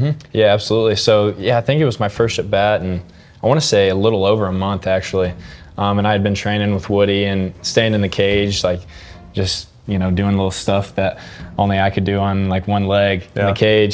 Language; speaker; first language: English; native; English